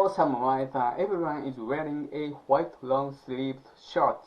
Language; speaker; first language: English; non-native, learner; Japanese